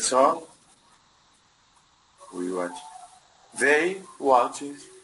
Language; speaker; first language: English; non-native, learner; Spanish